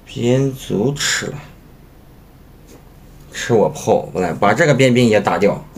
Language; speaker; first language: Chinese; native; Chinese